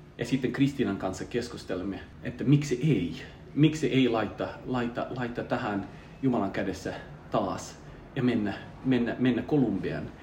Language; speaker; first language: Finnish; non-native, fluent; Russian